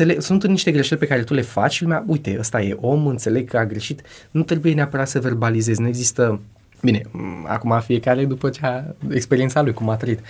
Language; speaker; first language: Romanian; early bilingual, heritage; Romanian